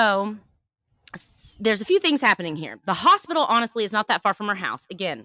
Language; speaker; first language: English; native; English